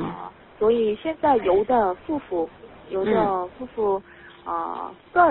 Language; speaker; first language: Chinese; non-native, learner; Korean